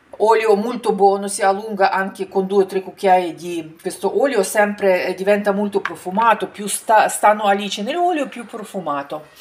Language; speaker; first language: Italian; non-native, fluent; Ukrainian